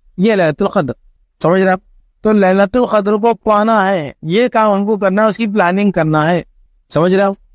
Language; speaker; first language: Urdu; native; Urdu